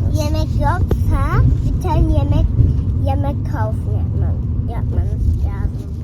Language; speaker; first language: Turkish; early bilingual, heritage; Turkish